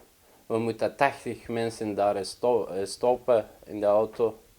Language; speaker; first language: Dutch; non-native, learner; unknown